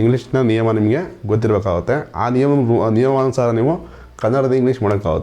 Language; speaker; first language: Kannada; native; Kannada